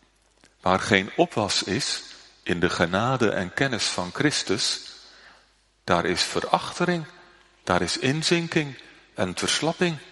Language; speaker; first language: Dutch; native; Dutch